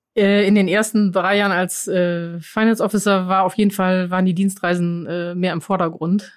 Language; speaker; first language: German; non-native, fluent; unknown